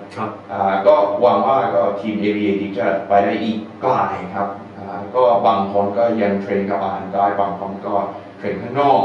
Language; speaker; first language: Thai; non-native, fluent; English